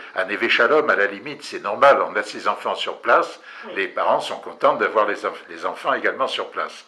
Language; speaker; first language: French; native; French